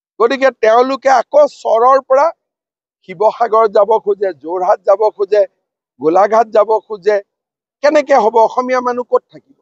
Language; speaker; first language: Assamese; native; Assamese